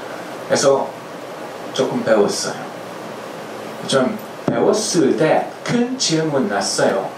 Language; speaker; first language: Korean; non-native, fluent; Hungarian